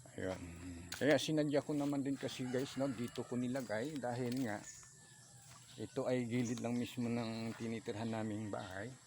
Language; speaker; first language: Filipino; non-native, local second language; Cebuano